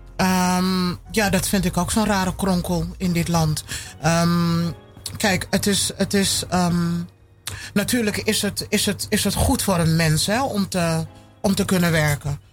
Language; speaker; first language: Dutch; early bilingual, other home language; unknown